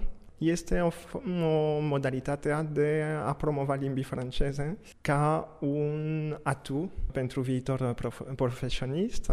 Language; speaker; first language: Romanian; non-native, fluent; French